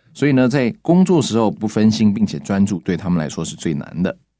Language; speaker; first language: Chinese; native; Chinese